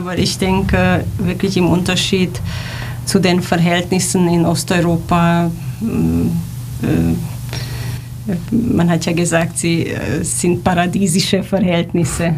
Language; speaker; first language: German; non-native, fluent; Romanian